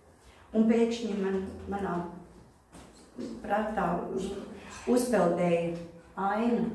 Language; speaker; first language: Latvian; non-native, local second language; Russian